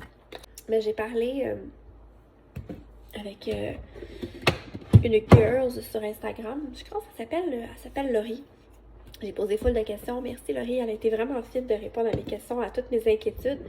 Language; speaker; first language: French; native; French